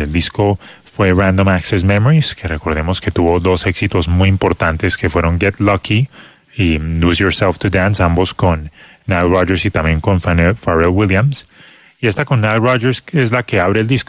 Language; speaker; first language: Spanish; native; Spanish